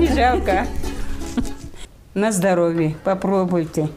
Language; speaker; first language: Russian; non-native, local second language; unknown